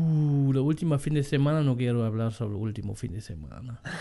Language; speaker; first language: Spanish; non-native, fluent; German